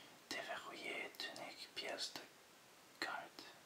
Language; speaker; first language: French; native; French